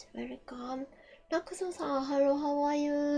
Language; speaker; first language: English; non-native, learner; Japanese